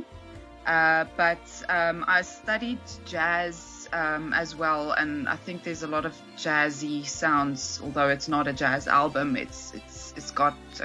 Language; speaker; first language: English; native; English